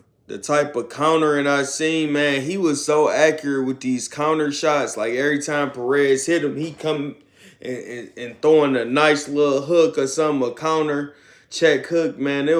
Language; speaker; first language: English; native; English